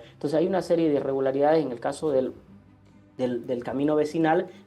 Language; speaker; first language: Spanish; native; Spanish